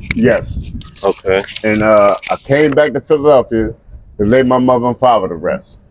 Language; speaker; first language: English; native; English